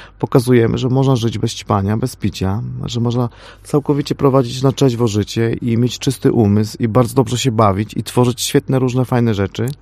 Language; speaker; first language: Polish; non-native, fluent; Armenian